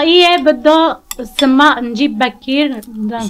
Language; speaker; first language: Arabic; non-native, local second language; Kurdish